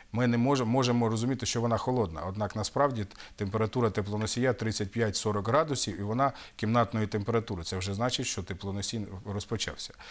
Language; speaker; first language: Ukrainian; native; Ukrainian